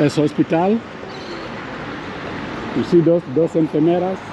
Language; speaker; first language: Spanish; non-native, learner; English